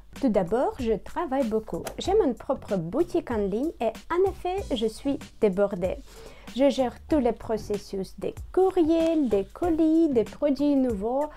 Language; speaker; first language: French; non-native, learner; Russian